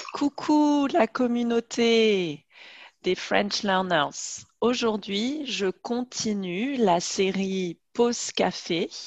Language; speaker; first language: French; native; French